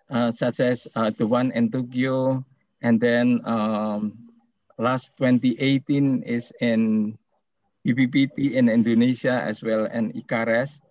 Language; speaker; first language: English; non-native, fluent; Indonesian